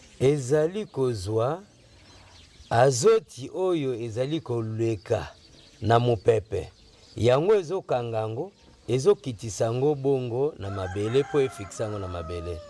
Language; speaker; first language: Lingala; non-native, local second language; Kongo